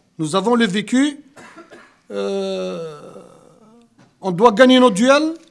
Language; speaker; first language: French; non-native, local second language; Arabic